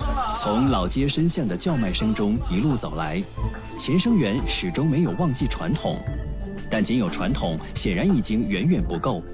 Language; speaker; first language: Chinese; native; Chinese